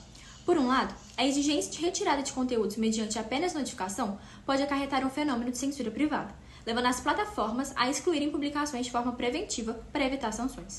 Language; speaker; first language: Portuguese; native; Portuguese